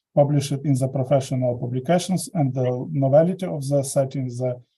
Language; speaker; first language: English; non-native, learner; Ukrainian